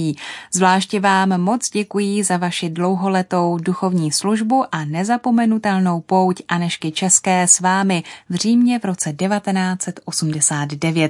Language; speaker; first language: Czech; native; Czech